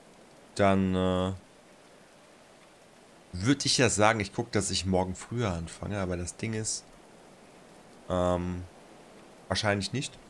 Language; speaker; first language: German; native; German